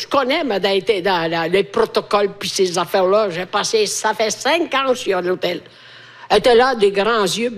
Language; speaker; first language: French; non-native, fluent; Italian